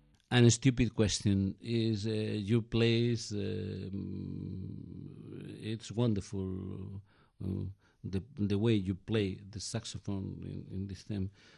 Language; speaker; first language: English; non-native, learner; Galician